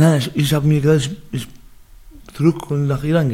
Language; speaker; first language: German; non-native, learner; Baluchi